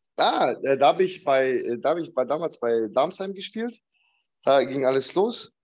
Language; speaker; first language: German; early bilingual, other home language; Bosnian